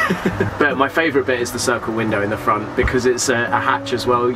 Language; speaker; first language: English; native; English